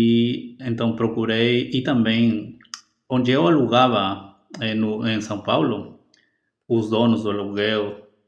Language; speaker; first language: Portuguese; non-native, fluent; Spanish